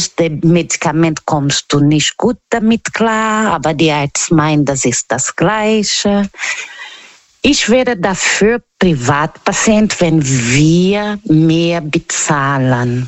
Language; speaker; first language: German; non-native, learner; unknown